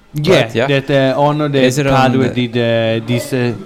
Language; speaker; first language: English; non-native, learner; Italian